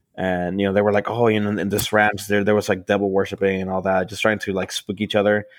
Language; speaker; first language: English; early bilingual, other home language; Spanish